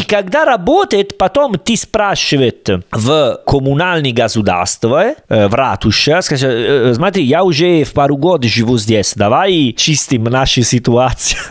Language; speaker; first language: Russian; non-native, learner; Italian